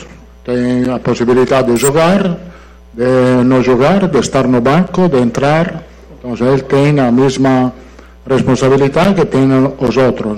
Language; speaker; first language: Portuguese; non-native, fluent; Italian